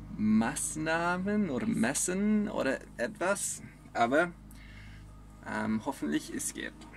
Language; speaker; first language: German; non-native, learner; English